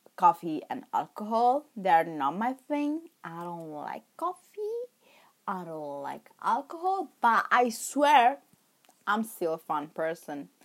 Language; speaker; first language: English; non-native, fluent; Italian